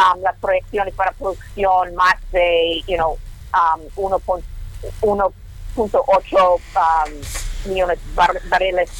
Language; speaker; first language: Spanish; non-native, learner; English